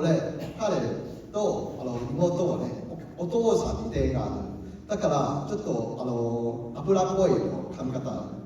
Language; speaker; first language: Japanese; non-native, learner; Cantonese